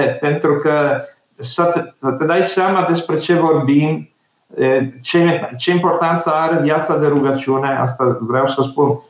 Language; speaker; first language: Romanian; non-native, fluent; Italian